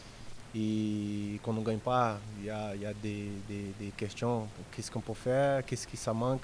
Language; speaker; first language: French; non-native, learner; Portuguese